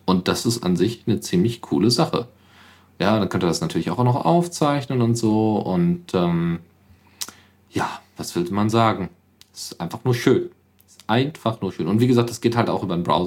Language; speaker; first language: German; native; German